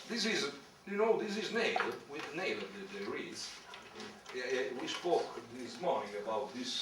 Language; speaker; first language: English; non-native, learner; Italian